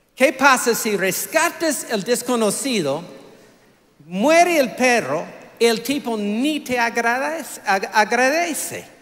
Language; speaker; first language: Spanish; non-native, fluent; English